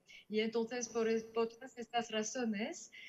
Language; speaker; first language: Spanish; non-native, fluent; French